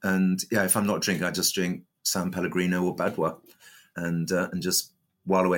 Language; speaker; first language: English; native; English